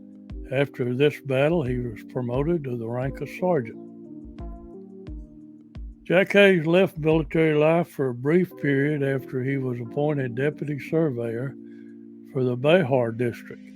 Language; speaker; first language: English; native; English